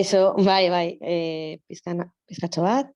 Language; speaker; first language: Basque; non-native, local second language; Spanish